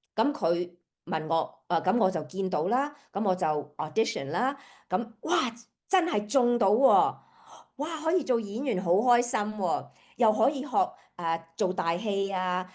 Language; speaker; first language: Cantonese; early bilingual, heritage; Cantonese